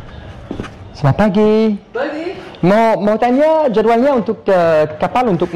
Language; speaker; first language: Indonesian; non-native, learner; English